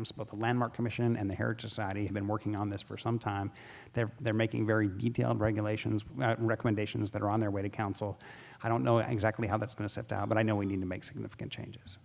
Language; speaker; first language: English; native; English